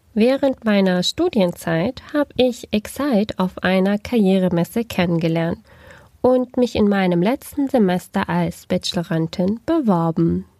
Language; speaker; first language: German; early bilingual, other home language; Turkish